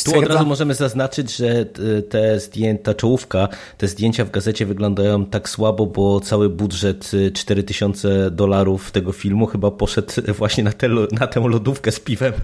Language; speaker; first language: Polish; native; Polish